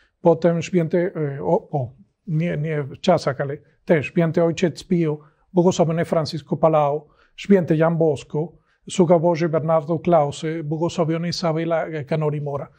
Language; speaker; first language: Polish; non-native, learner; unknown